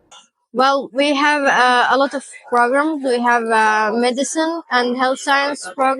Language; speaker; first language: English; non-native, learner; Turkish